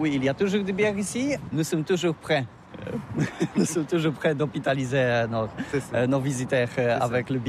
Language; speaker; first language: French; non-native, learner; Polish